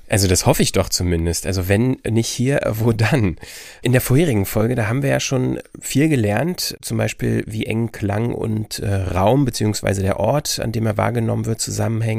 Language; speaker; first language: German; native; German